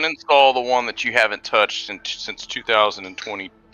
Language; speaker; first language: English; native; English